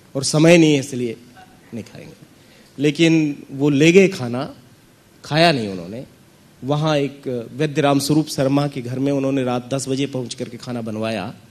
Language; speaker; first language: Hindi; native; Hindi